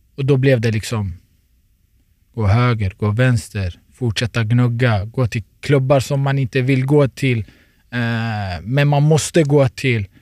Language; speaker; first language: Swedish; early bilingual, other home language; Turoyo